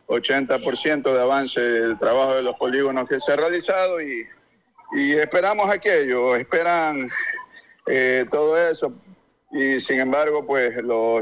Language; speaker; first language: Spanish; native; Spanish